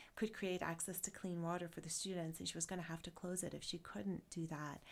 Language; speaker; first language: English; native; English